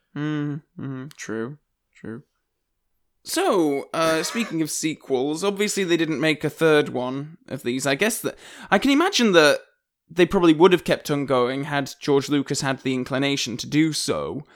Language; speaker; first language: English; native; English